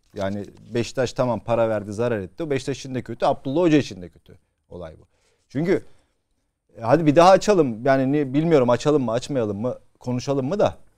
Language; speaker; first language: Turkish; native; Turkish